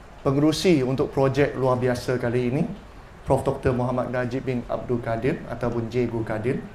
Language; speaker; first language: Malay; non-native, local second language; Chinese